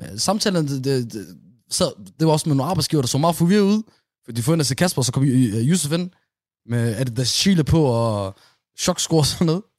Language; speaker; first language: Danish; early bilingual, other home language; Somali